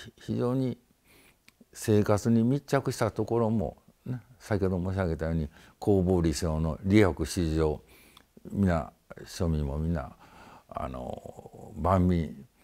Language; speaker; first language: Japanese; native; Japanese